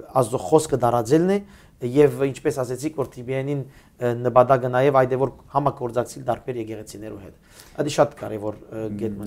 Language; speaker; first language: Armenian; early bilingual, heritage; Armenian